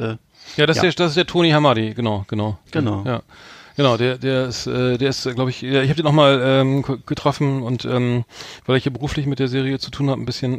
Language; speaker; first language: German; native; German